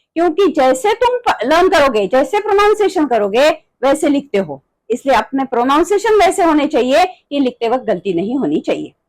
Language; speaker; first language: Hindi; non-native, local second language; Marathi